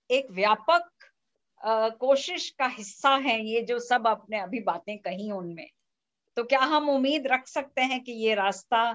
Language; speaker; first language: Hindi; native; Hindi